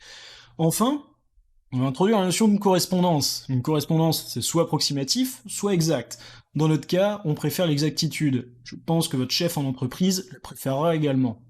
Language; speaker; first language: French; native; French